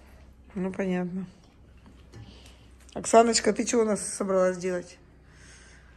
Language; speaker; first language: Russian; native; Russian